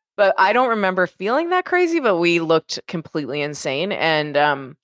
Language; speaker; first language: English; native; English